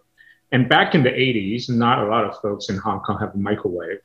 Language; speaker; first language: English; non-native, local second language; Cantonese